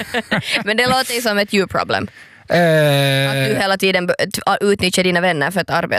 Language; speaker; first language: Swedish; native; Swedish